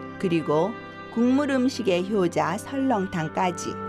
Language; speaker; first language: Korean; native; Korean